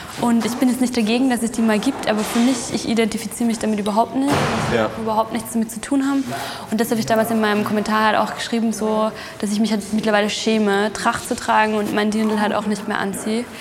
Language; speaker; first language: German; native; German